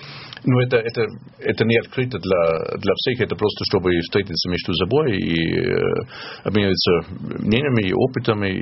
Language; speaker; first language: Russian; non-native, fluent; German